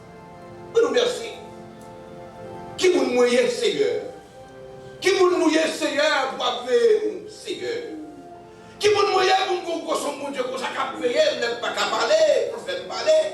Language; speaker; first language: French; non-native, local second language; Haitian Creole